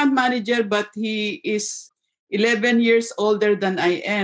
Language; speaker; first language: English; non-native, local second language; Filipino